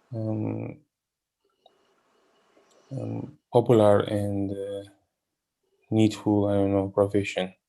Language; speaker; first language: English; non-native, learner; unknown